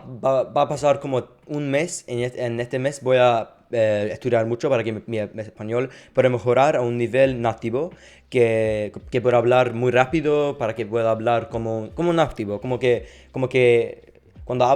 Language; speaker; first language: Spanish; non-native, learner; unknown